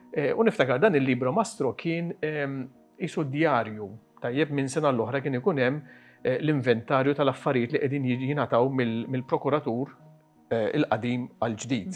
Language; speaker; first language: Maltese; native; Maltese